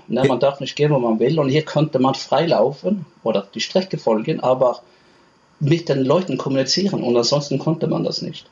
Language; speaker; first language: German; non-native, fluent; Norwegian